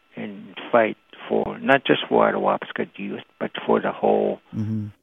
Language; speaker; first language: English; non-native, fluent; Cree